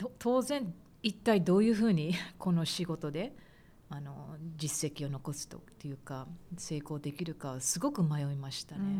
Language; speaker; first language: Japanese; early bilingual, heritage; Japanese